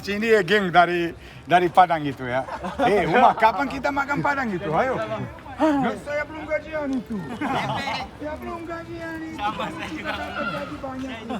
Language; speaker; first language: Indonesian; non-native, fluent; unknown